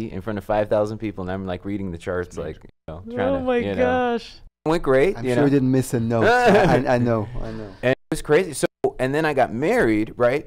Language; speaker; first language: English; native; English